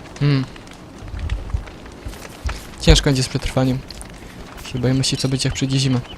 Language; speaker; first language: Polish; native; Polish